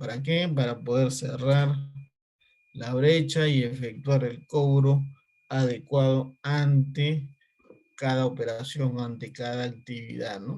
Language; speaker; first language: Spanish; native; Spanish